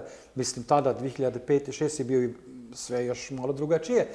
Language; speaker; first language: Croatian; non-native, learner; German